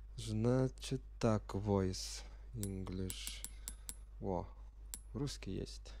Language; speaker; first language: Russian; non-native, fluent; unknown